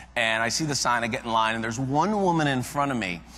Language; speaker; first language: English; native; English